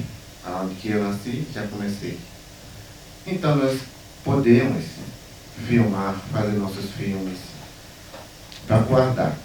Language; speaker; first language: Portuguese; non-native, local second language; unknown